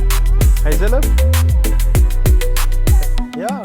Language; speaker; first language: Dutch; non-native, learner; Amharic